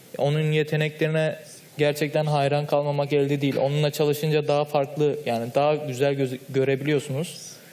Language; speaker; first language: Turkish; native; Turkish